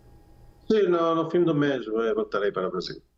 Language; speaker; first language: Portuguese; non-native, fluent; Hebrew